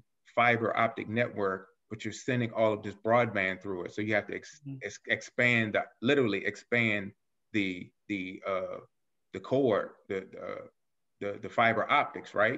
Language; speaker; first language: English; native; English